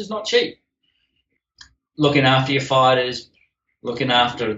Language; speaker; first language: English; native; English